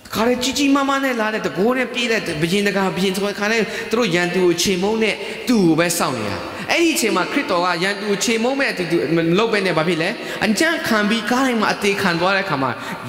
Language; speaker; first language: Burmese; non-native, local second language; Kachin